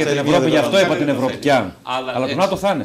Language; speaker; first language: Greek; native; Greek